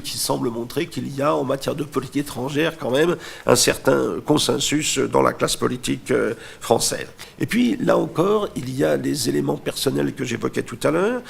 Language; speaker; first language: French; native; French